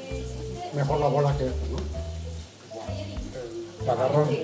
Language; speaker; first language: Spanish; native; Spanish